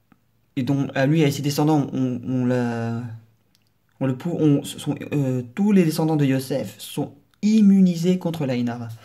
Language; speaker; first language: French; native; French